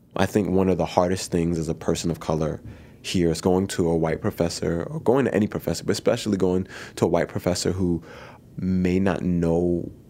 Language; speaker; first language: English; native; English